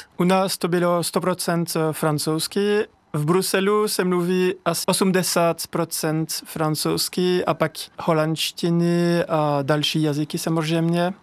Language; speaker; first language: Czech; non-native, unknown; French